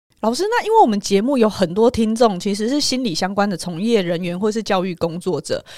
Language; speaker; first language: Chinese; native; Chinese